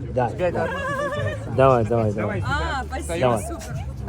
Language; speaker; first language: Russian; non-native, learner; Tajik